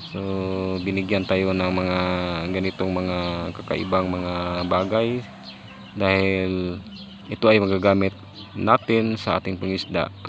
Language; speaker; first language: Filipino; non-native, local second language; Cebuano